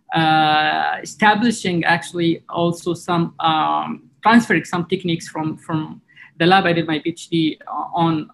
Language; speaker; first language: English; non-native, fluent; Arabic